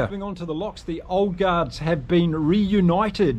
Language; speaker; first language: English; native; English